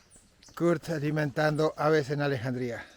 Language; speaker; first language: Spanish; native; Spanish